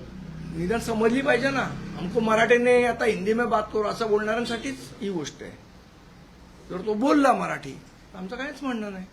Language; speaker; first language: Marathi; native; Marathi